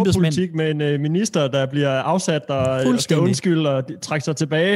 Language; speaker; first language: Danish; native; Danish